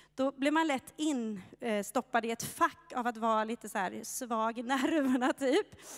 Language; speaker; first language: Swedish; native; Swedish